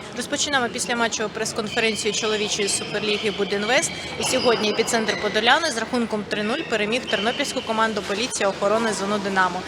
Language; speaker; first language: Ukrainian; native; Ukrainian